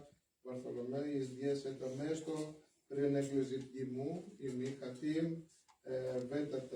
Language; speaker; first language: Russian; non-native, learner; Greek